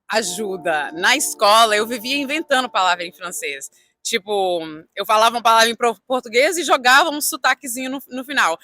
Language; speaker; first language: Portuguese; early bilingual, heritage; Portuguese